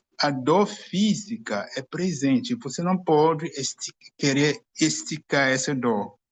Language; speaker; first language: Portuguese; non-native, fluent; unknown